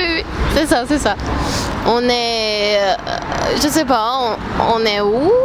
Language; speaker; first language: French; non-native, learner; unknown